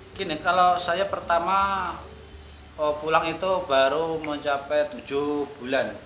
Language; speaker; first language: Indonesian; native; Indonesian